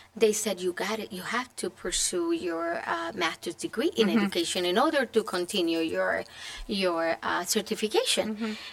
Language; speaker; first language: English; non-native, fluent; Spanish